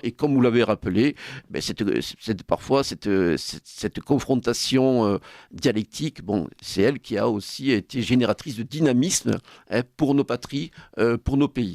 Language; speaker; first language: French; native; French